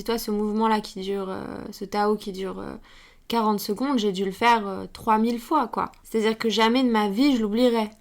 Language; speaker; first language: French; native; French